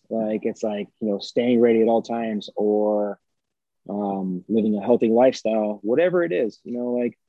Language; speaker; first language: English; native; English